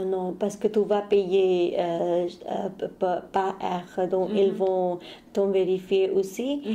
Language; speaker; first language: French; non-native, learner; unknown